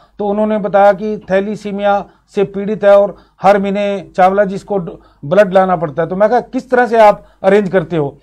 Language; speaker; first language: Hindi; native; Hindi